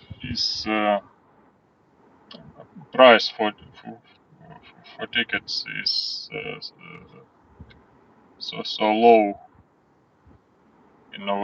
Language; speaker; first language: English; non-native, learner; Russian